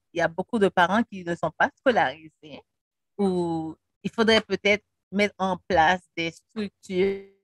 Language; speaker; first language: French; non-native, local second language; Haitian Creole